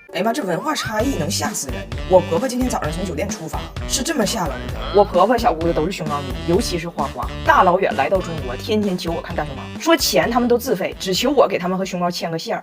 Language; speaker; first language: Chinese; native; Chinese